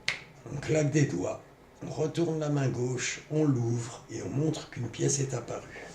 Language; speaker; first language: French; native; French